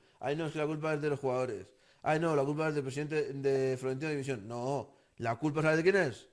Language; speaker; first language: Spanish; native; Spanish